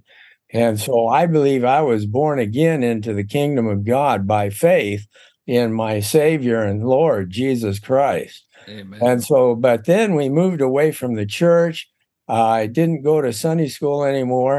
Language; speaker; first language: English; native; English